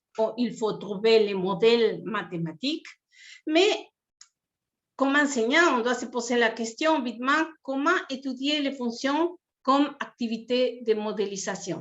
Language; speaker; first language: French; non-native, fluent; Spanish